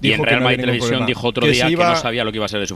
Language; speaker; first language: Spanish; native; Spanish